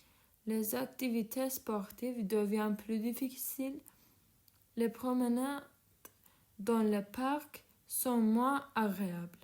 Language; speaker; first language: French; non-native, learner; Turkish